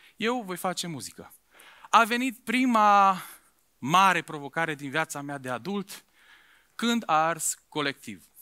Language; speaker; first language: Romanian; non-native, local second language; Hungarian